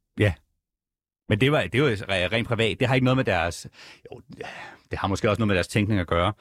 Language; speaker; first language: Danish; native; Danish